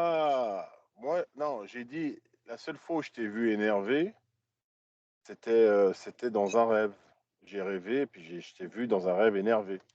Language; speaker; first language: French; native; French